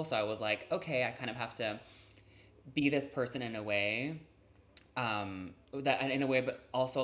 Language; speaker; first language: English; native; English